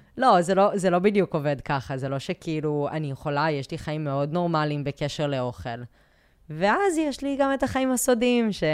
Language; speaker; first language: Hebrew; early bilingual, other home language; English